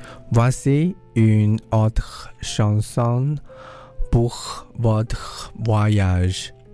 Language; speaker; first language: French; non-native, learner; Chinese